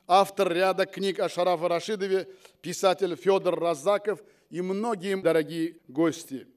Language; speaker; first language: Russian; non-native, local second language; Uzbek